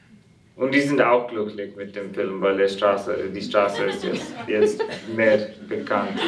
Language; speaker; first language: German; non-native, fluent; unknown